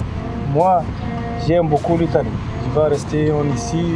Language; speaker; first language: French; non-native, local second language; Arabic